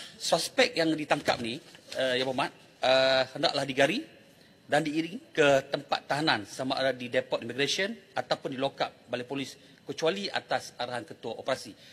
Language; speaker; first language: Malay; native; Malay